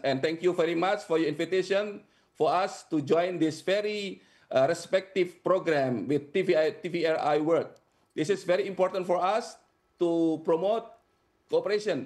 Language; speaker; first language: English; non-native, fluent; Indonesian